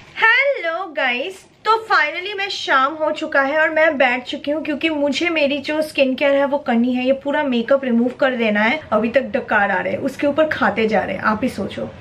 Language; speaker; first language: Hindi; non-native, local second language; Bangla